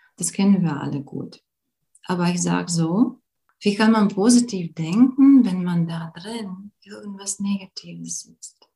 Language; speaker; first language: German; non-native, fluent; Latvian